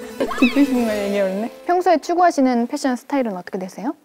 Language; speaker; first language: Korean; native; Korean